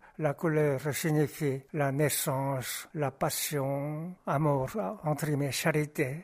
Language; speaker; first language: French; non-native, fluent; Korean